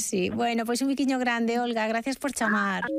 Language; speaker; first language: Galician; native; Galician